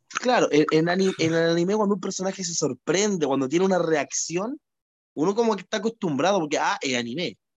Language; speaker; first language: Spanish; native; Spanish